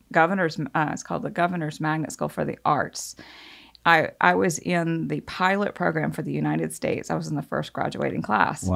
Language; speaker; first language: English; native; English